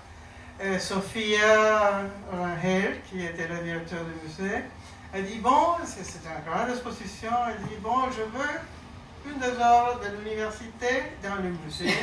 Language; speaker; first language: French; non-native, learner; Spanish